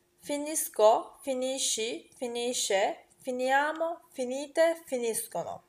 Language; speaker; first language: Italian; non-native, fluent; Turkish